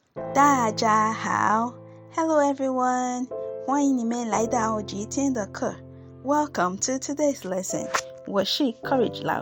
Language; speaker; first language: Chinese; non-native, fluent; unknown